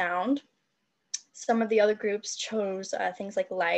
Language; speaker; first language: English; non-native, local second language; Cantonese